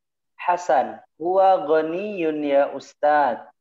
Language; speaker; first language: Arabic; non-native, fluent; Indonesian